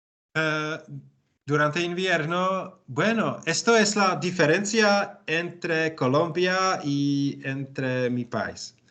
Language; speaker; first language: Spanish; non-native, learner; Czech